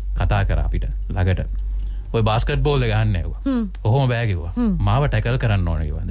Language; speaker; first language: Sinhala; native; Sinhala